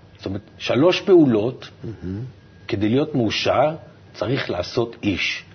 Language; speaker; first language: Hebrew; native; Hebrew